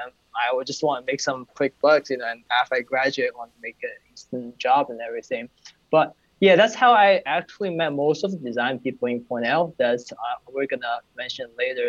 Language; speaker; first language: English; non-native, fluent; Chinese